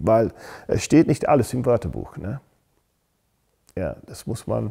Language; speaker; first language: German; non-native, fluent; English